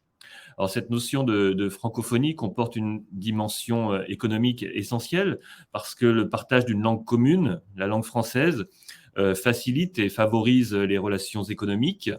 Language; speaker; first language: French; native; French